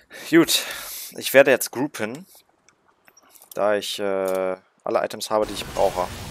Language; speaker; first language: German; native; German